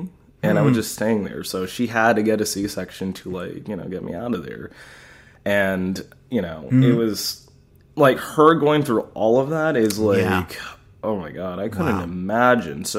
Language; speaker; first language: English; native; English